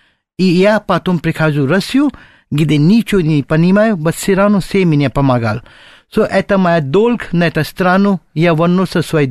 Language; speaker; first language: Russian; non-native, learner; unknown